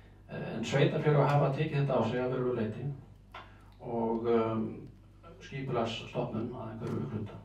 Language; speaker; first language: Icelandic; native; Icelandic